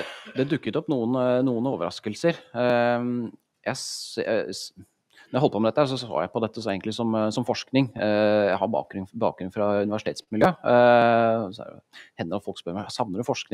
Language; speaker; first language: Norwegian; native; Norwegian